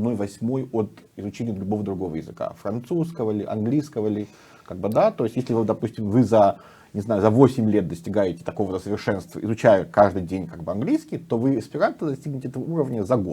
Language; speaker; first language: Russian; native; Russian